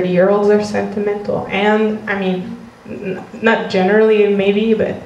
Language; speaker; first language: English; non-native, fluent; French